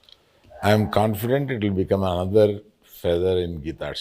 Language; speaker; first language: Telugu; native; Telugu